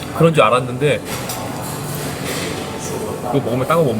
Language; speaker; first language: Korean; native; Korean